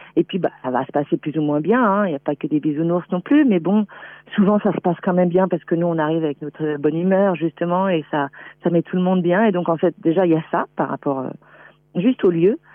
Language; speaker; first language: French; native; French